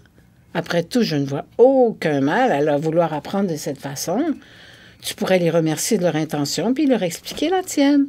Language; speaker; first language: French; native; French